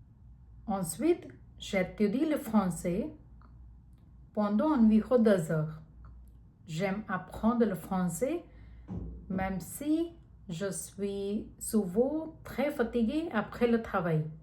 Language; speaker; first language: French; non-native, learner; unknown